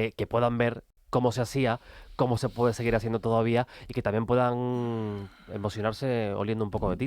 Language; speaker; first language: Spanish; native; Spanish